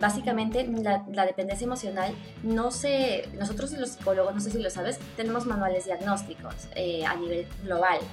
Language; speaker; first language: Spanish; native; Spanish